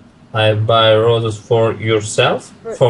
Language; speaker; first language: English; non-native, learner; Russian